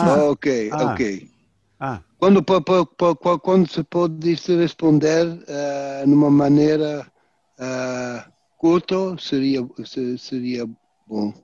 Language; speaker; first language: Portuguese; non-native, fluent; Dutch